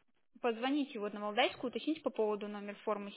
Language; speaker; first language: Russian; native; Russian